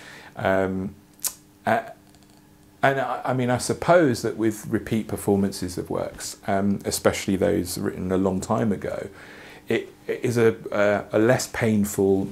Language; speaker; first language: English; native; English